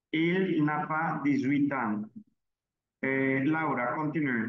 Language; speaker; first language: French; non-native, fluent; Spanish